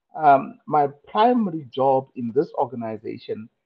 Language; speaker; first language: English; non-native, local second language; Tswana